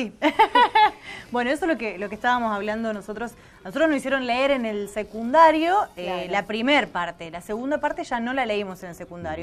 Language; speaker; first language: Spanish; native; Spanish